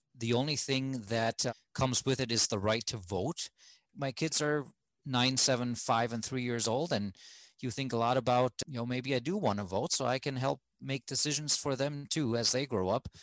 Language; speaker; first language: English; non-native, fluent; German